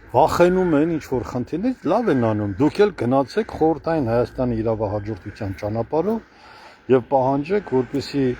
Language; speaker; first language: Armenian; native; Armenian